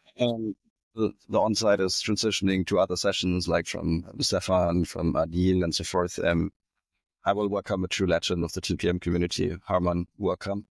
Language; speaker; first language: English; non-native, fluent; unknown